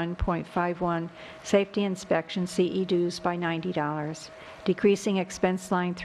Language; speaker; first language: English; native; English